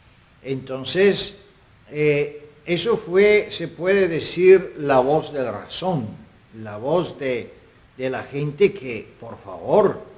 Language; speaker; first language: Spanish; non-native, fluent; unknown